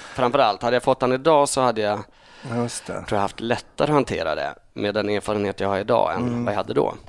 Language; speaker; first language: Swedish; native; Swedish